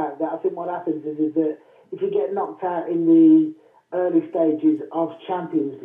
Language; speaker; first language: English; native; English